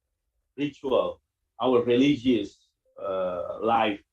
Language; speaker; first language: English; non-native, learner; Indonesian